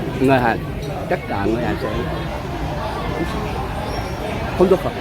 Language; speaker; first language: Vietnamese; non-native, learner; Korean